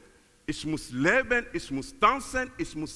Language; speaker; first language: German; non-native, learner; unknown